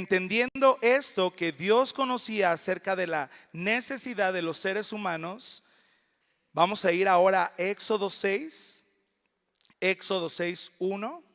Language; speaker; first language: Spanish; native; Spanish